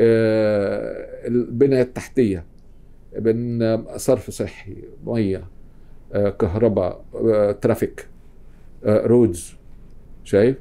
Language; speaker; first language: Arabic; native; Arabic